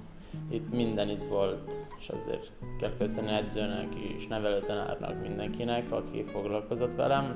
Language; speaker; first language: Hungarian; non-native, learner; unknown